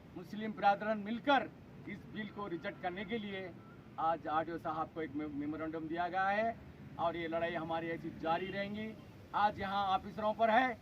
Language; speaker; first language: Hindi; non-native, local second language; Urdu